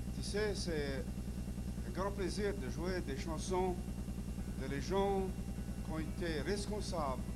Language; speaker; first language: French; early bilingual, heritage; French